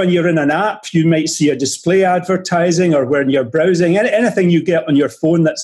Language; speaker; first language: English; native; English